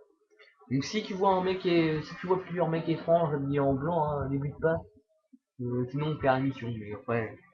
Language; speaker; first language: French; native; French